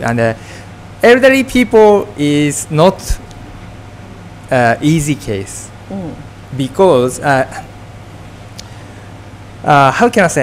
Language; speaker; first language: English; non-native, fluent; Japanese